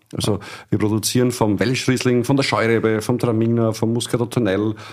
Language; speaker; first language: German; native; German